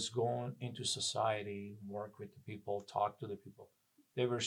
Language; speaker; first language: English; non-native, fluent; Persian